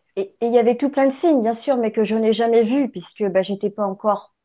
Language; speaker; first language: French; native; French